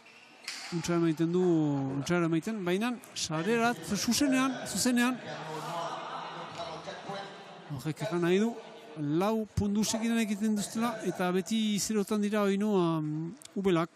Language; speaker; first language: Basque; native; Basque